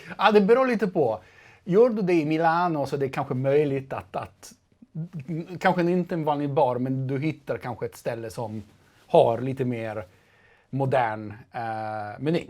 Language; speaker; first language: Swedish; non-native, fluent; Italian